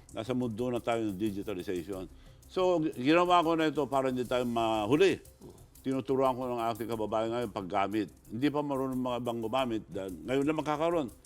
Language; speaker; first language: Filipino; non-native, local second language; Iloko